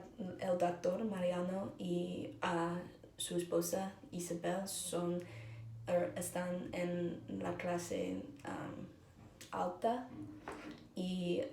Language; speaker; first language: Spanish; non-native, learner; English